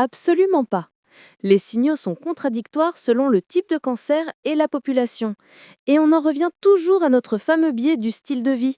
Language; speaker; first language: French; native; French